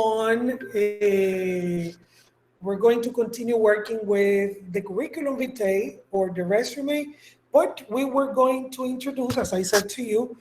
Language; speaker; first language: English; non-native, fluent; Spanish